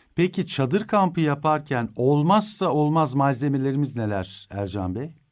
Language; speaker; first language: Turkish; native; Turkish